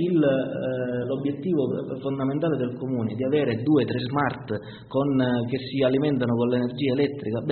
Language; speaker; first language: Italian; native; Italian